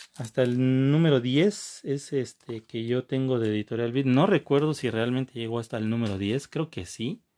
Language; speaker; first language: Spanish; native; Spanish